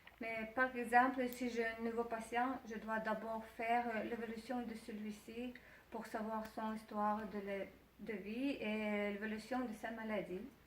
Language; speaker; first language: French; non-native, learner; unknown